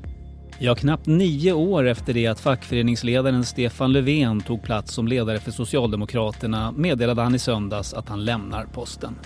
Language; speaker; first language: Swedish; native; Swedish